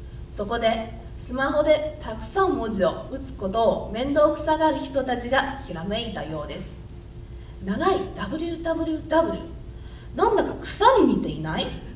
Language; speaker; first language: Japanese; non-native, fluent; Chinese